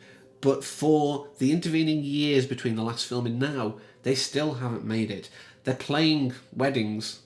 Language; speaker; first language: English; native; English